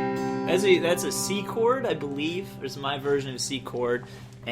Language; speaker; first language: English; native; English